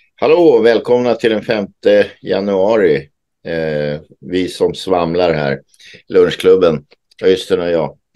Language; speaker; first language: Swedish; native; Swedish